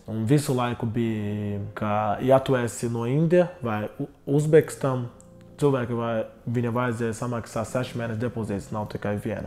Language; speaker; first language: Latvian; non-native, learner; Portuguese